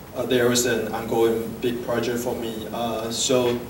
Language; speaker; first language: English; non-native, fluent; Chinese